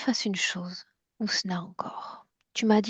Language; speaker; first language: French; native; French